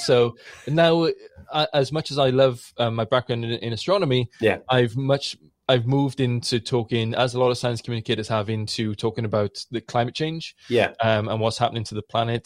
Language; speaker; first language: English; native; English